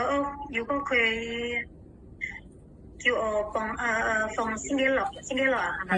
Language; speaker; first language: Cantonese; non-native, learner; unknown